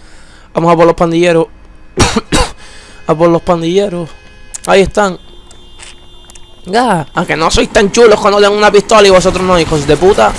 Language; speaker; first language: Spanish; native; Spanish